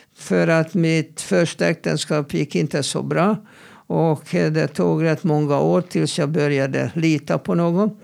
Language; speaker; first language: Swedish; non-native, fluent; Hebrew